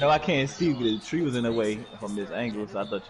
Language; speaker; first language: English; native; English